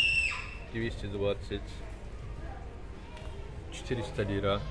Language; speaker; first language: Russian; non-native, learner; Turkish